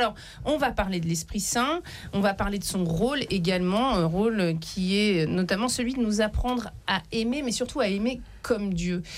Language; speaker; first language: French; native; French